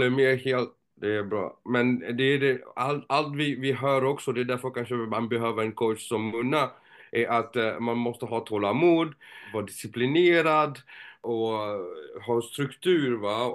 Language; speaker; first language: Swedish; non-native, fluent; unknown